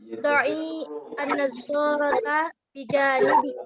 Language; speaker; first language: Arabic; non-native, learner; Indonesian